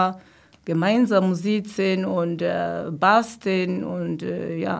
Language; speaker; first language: German; non-native, learner; Kinyarwanda